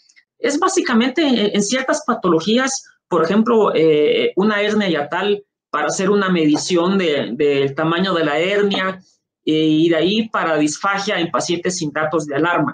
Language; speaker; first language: Spanish; native; Spanish